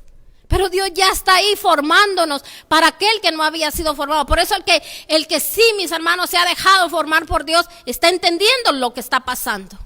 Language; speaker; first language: Spanish; native; Spanish